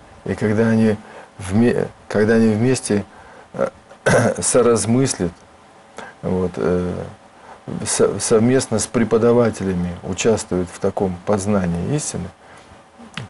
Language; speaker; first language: Russian; native; Russian